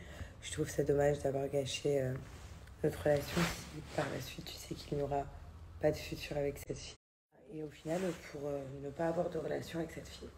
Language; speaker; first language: French; native; French